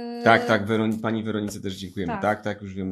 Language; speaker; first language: Polish; native; Polish